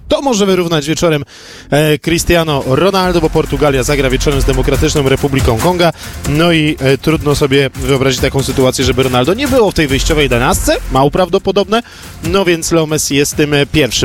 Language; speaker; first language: Polish; native; Polish